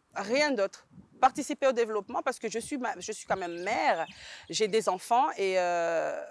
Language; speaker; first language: French; native; French